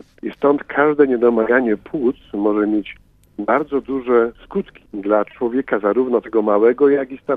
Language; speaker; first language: Polish; native; Polish